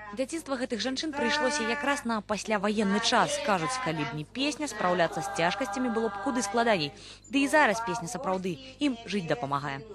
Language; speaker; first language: Belarusian; native; Belarusian